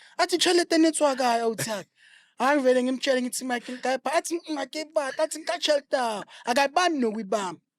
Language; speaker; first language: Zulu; non-native, local second language; Southern Sotho